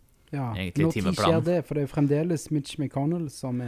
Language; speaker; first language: Norwegian; native; Norwegian